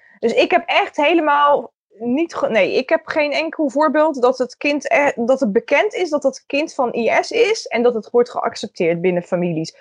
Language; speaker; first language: Dutch; native; Dutch